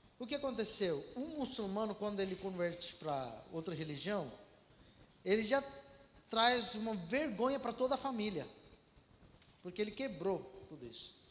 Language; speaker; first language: Portuguese; non-native, fluent; Malayalam